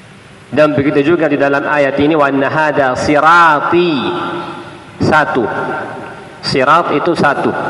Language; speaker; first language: Indonesian; non-native, fluent; Arabic